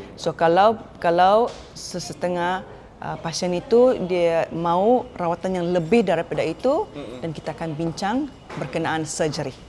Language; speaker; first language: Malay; native; Malay